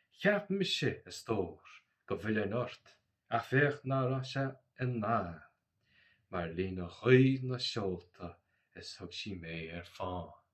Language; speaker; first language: Irish; native; Irish